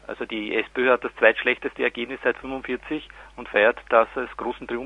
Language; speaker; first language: German; native; German